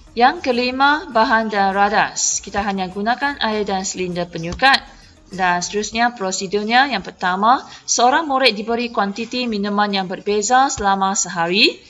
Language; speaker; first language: Malay; non-native, local second language; Chinese